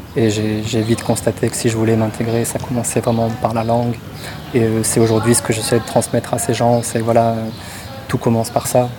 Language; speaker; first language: French; native; French